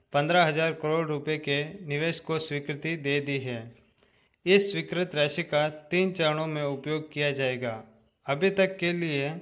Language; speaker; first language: Hindi; native; Hindi